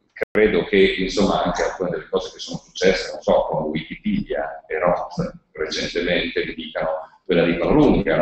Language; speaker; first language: Italian; native; Italian